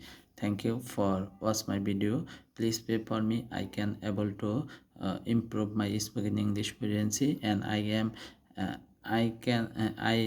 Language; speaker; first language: English; non-native, learner; Bangla